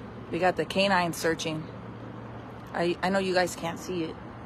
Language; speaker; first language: English; early bilingual, other home language; Spanish